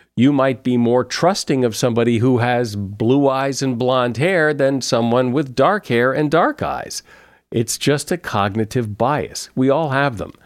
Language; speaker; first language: English; native; English